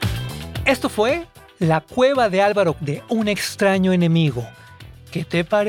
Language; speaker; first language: Spanish; native; Spanish